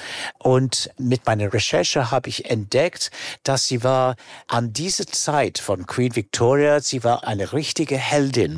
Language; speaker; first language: German; non-native, fluent; English